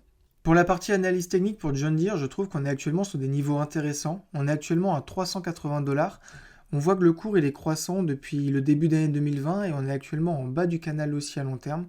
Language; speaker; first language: French; native; French